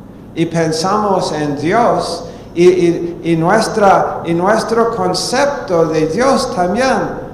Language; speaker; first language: Spanish; non-native, fluent; English